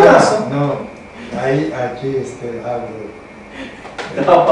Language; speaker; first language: Spanish; non-native, learner; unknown